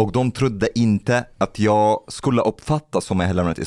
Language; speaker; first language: Swedish; non-native, fluent; Arabic